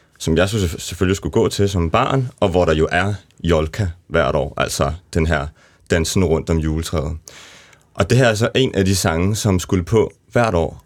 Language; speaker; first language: Danish; early bilingual, other home language; Russian